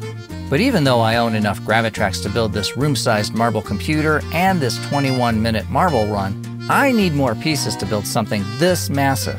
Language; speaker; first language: English; native; English